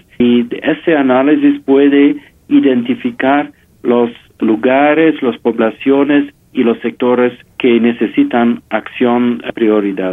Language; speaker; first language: Spanish; non-native, fluent; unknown